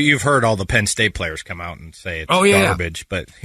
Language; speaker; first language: English; native; English